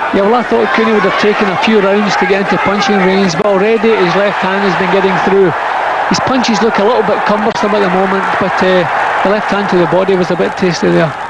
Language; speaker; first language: English; native; English